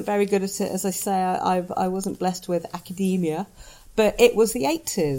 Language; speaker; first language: English; native; English